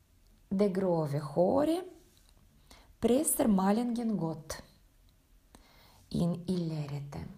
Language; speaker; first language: Norwegian; non-native, fluent; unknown